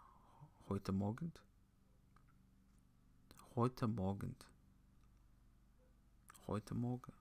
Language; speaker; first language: German; non-native, learner; English